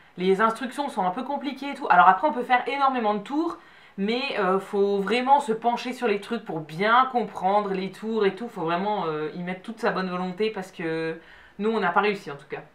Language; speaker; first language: French; native; French